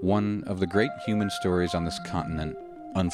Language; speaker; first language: English; native; English